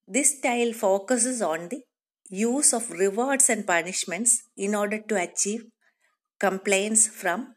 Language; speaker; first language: English; non-native, local second language; Malayalam